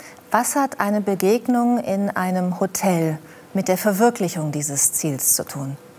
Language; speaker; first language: German; native; German